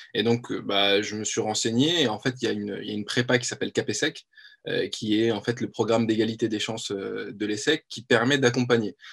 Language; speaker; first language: French; native; French